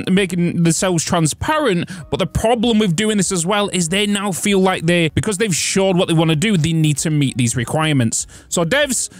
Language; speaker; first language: English; native; English